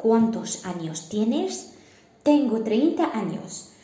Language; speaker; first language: Spanish; non-native, fluent; Arabic